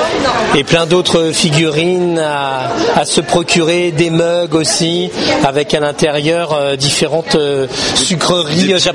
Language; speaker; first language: French; native; French